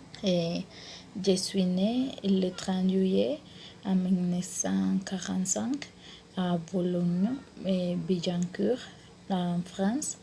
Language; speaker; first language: French; non-native, learner; Spanish